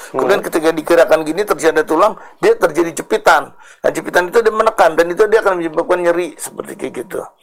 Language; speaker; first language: Indonesian; native; Indonesian